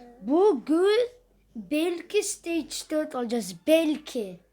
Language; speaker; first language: Turkish; early bilingual, heritage; Dutch